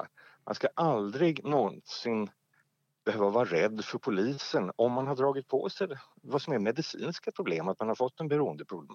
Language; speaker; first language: Swedish; native; Swedish